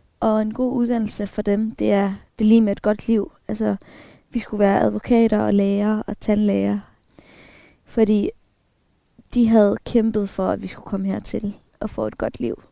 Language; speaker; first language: Danish; early bilingual, other home language; Arabic